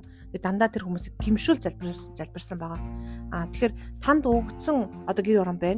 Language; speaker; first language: Mongolian; native; Mongolian